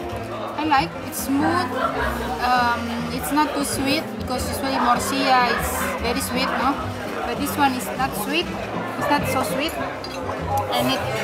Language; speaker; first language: English; non-native, fluent; Indonesian